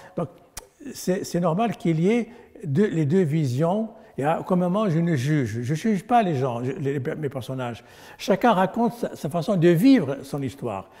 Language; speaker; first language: French; non-native, local second language; Arabic